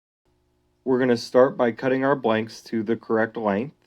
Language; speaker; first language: English; native; English